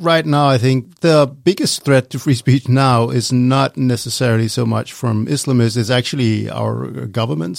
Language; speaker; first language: English; non-native, fluent; Danish